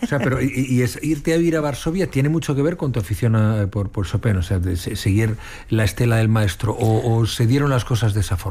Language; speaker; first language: Spanish; native; Spanish